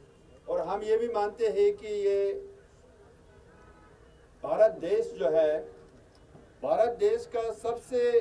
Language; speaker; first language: Hindi; non-native, learner; Tibetan